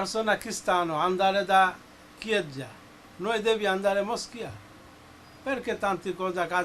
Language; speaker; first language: Italian; non-native, learner; Bangla